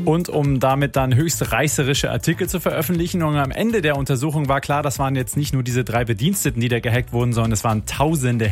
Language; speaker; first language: German; native; German